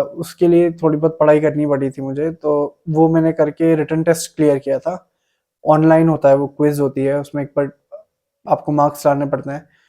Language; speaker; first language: Hindi; native; Hindi